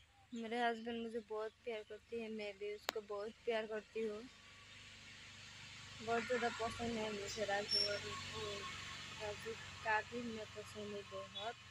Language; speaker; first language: Hindi; non-native, local second language; Bangla